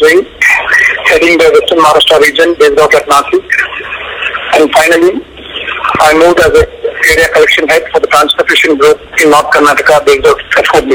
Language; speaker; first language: English; non-native, local second language; Tamil